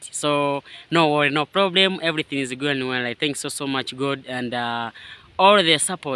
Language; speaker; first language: English; non-native, learner; Swahili